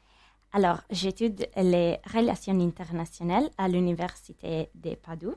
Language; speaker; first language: French; non-native, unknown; Italian